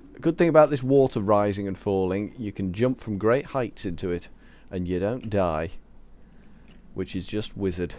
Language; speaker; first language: English; native; English